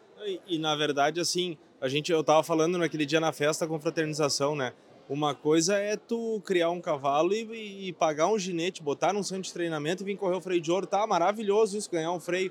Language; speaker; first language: Portuguese; native; Portuguese